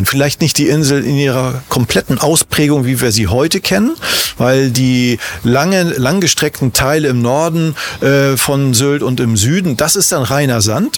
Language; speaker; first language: German; native; German